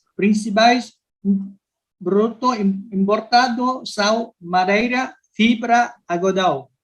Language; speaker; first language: Portuguese; non-native, learner; Vietnamese